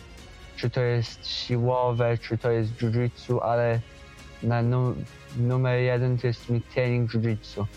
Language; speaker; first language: Polish; early bilingual, heritage; Polish